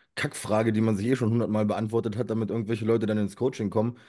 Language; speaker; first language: German; early bilingual, other home language; Russian